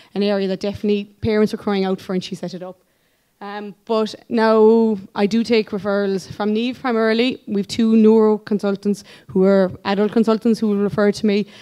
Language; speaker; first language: English; native; English